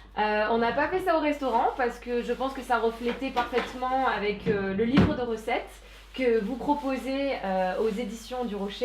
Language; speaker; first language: French; native; French